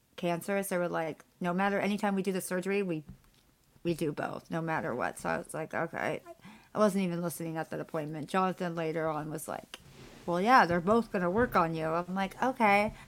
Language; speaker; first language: English; native; English